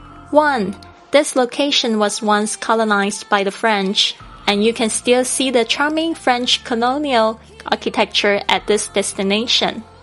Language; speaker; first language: English; non-native, fluent; Chinese